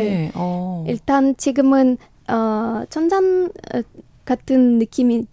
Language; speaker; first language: Korean; non-native, learner; Ukrainian